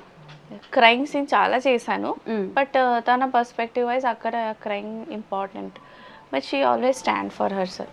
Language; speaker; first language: Telugu; non-native, learner; Bangla